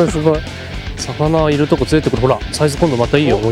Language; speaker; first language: Japanese; native; Japanese